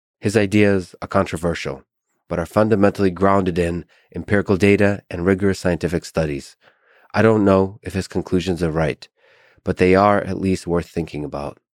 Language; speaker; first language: English; early bilingual, other home language; Russian